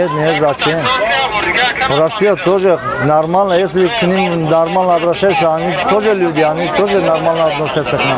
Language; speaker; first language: Russian; non-native, learner; Tajik